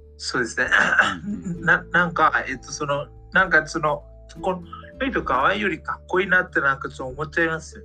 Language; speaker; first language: Japanese; non-native, fluent; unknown